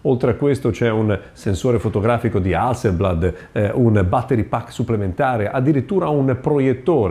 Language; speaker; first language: Italian; native; Italian